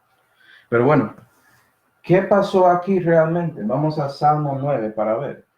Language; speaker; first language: Spanish; early bilingual, heritage; Spanish